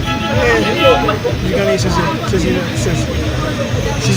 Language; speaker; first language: French; non-native, learner; Arabic